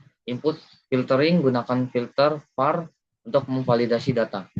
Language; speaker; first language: Indonesian; native; Indonesian